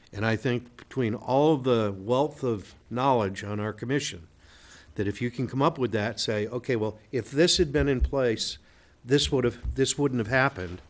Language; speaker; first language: English; native; English